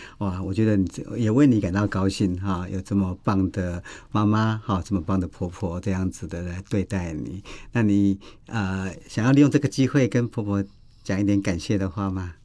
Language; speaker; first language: Chinese; native; Chinese